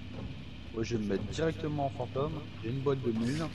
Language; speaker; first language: French; native; French